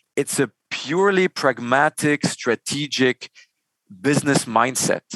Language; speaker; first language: English; non-native, fluent; Arabic